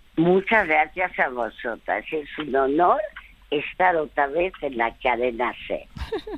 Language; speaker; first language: Spanish; early bilingual, other home language; French